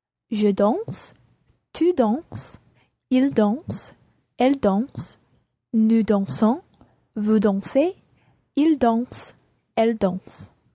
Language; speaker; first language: French; non-native, learner; English